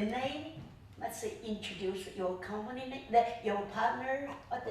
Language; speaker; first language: English; non-native, learner; Chinese